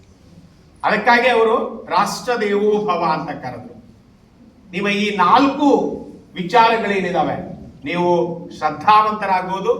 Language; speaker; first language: Kannada; native; Kannada